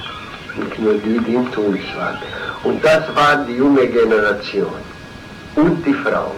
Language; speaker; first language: German; non-native, fluent; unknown